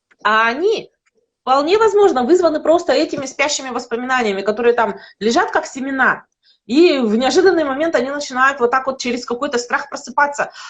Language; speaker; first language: Russian; native; Russian